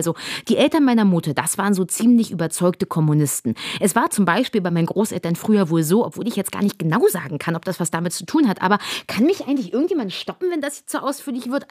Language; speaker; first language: German; native; German